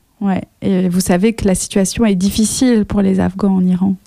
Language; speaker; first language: French; native; French